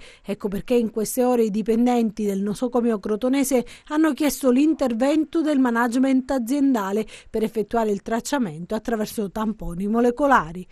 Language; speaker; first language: Italian; native; Italian